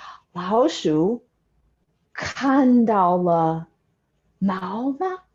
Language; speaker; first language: Chinese; non-native, fluent; English